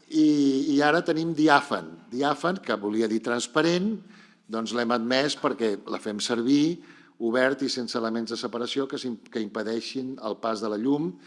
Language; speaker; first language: Catalan; native; Catalan